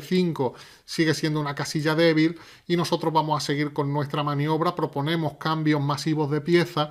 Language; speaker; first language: Spanish; native; Spanish